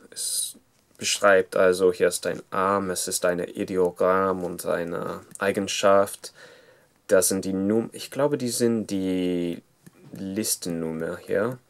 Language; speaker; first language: German; non-native, fluent; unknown